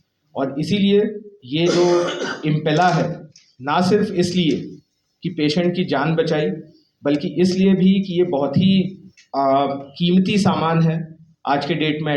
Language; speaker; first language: Hindi; native; Hindi